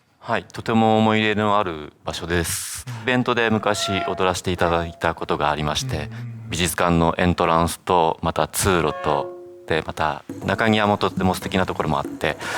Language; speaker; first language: Japanese; native; Japanese